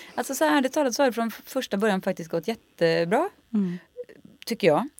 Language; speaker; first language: Swedish; native; Swedish